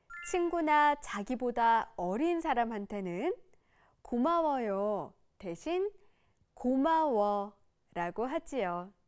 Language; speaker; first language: Korean; native; Korean